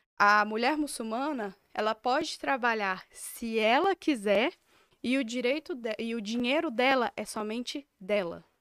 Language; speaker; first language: Portuguese; native; Portuguese